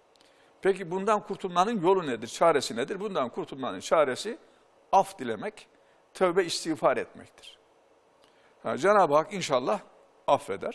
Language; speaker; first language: Turkish; native; Turkish